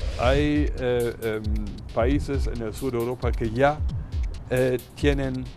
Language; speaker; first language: Spanish; non-native, fluent; German